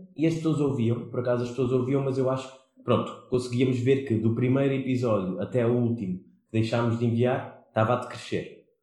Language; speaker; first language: Portuguese; non-native, local second language; Kabuverdianu